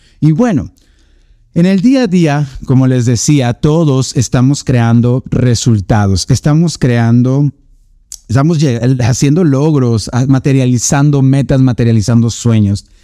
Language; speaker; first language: Spanish; native; Spanish